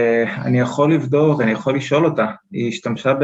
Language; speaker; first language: Hebrew; native; Hebrew